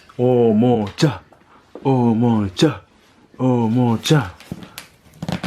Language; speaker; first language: Japanese; non-native, fluent; Korean